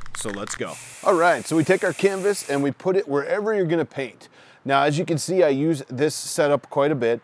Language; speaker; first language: English; native; English